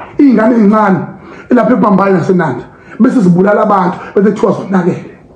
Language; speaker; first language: Zulu; native; Zulu